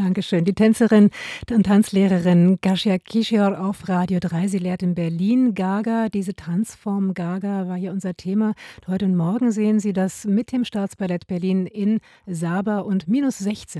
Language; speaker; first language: German; native; German